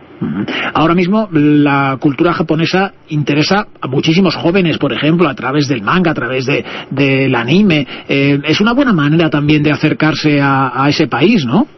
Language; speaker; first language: Spanish; native; Spanish